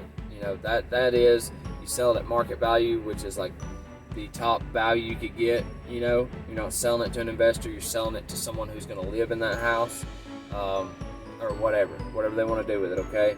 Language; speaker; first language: English; native; English